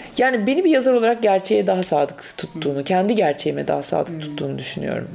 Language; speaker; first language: Turkish; native; Turkish